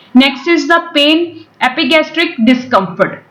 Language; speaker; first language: English; non-native, local second language; Punjabi